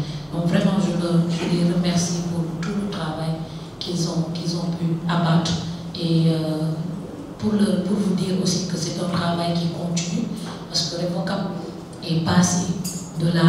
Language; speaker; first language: French; non-native, local second language; Wolof